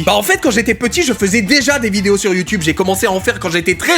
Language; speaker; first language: French; native; French